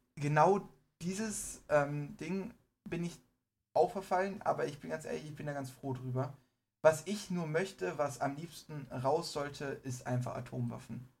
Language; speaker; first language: German; early bilingual, other home language; Persian